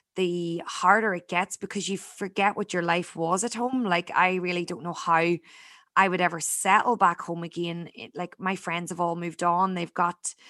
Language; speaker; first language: English; native; English